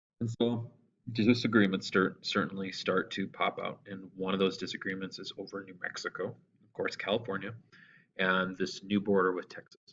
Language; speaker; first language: English; native; English